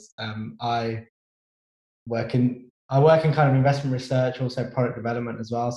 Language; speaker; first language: English; native; English